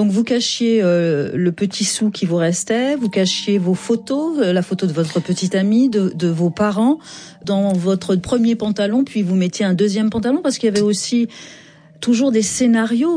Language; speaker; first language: French; native; French